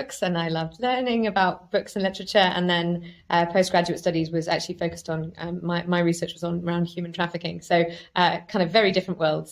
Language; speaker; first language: English; native; English